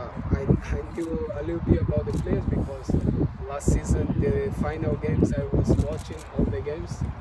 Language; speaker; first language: English; non-native, learner; Portuguese